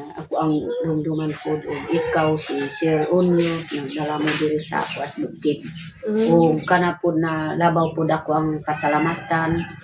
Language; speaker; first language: Cebuano; non-native, local second language; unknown